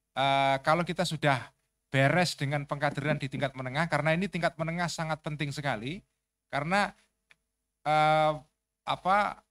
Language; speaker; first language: Indonesian; native; Indonesian